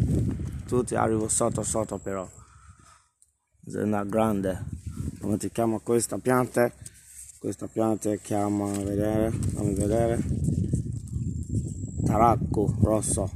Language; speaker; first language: Italian; non-native, learner; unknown